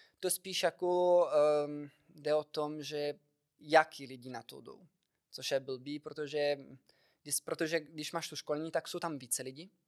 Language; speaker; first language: Czech; non-native, fluent; Italian